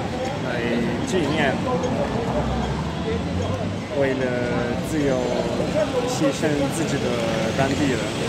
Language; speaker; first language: Chinese; non-native, learner; Italian